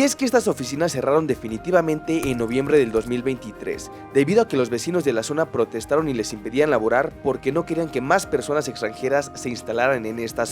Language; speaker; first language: Spanish; native; Spanish